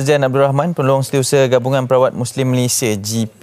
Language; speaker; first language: Malay; native; Malay